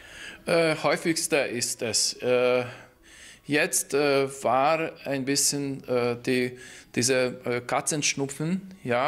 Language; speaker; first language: German; non-native, fluent; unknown